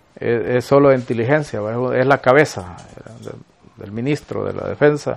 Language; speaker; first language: Spanish; native; Spanish